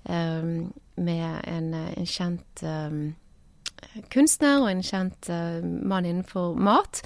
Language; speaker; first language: Norwegian; native; Norwegian